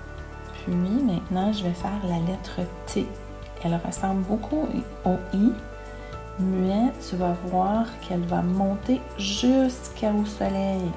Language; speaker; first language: French; native; French